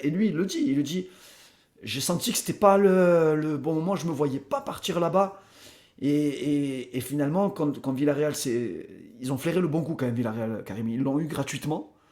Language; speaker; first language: French; native; French